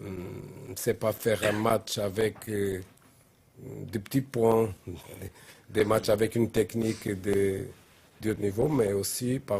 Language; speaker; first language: French; non-native, learner; Portuguese